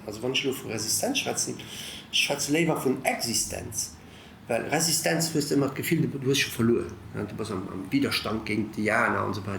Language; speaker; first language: Luxembourgish; early bilingual, other home language; Italian